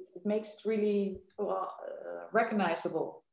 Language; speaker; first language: English; non-native, fluent; Dutch